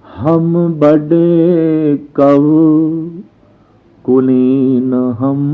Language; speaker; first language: Hindi; non-native, local second language; Punjabi